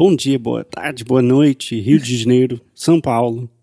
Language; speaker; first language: Portuguese; non-native, fluent; English